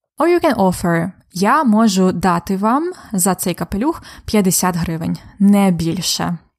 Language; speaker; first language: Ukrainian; native; Ukrainian